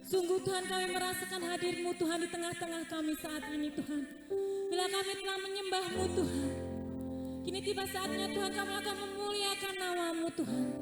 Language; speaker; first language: Indonesian; native; Indonesian